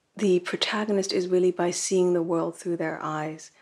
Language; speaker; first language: English; native; English